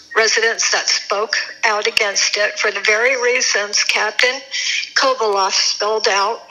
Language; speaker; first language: English; native; English